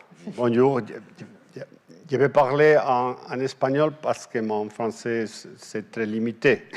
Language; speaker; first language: French; non-native, learner; Spanish